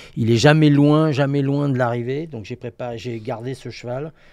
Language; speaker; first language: French; native; French